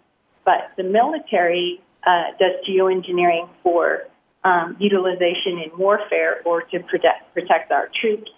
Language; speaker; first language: English; native; English